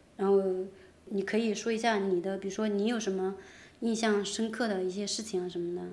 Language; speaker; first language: Chinese; native; Chinese